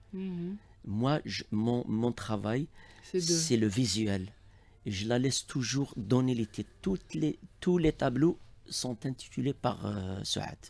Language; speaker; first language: French; non-native, local second language; Arabic